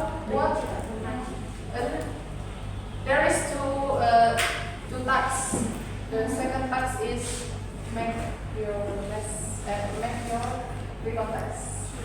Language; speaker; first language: English; non-native, learner; Indonesian